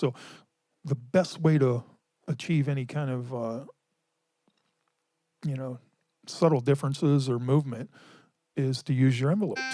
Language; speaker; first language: English; native; English